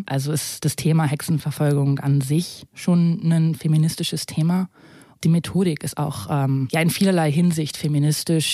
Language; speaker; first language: German; native; German